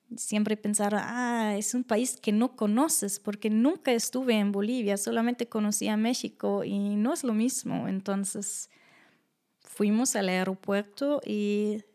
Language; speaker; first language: Spanish; non-native, fluent; German